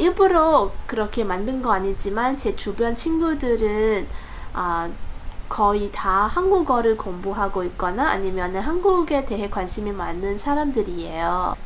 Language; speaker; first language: Korean; non-native, fluent; English